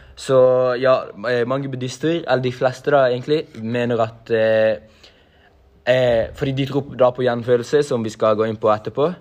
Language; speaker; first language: Norwegian; native; Norwegian